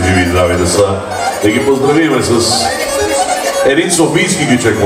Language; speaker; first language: Bulgarian; non-native, local second language; Turkish